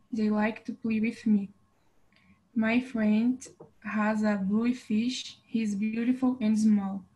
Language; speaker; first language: English; non-native, learner; Portuguese